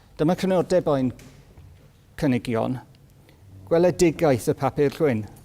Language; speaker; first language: Welsh; non-native, learner; English